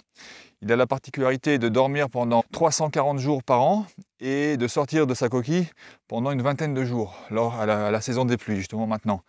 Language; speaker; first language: French; native; French